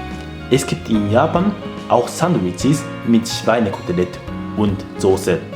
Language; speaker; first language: German; non-native, fluent; Japanese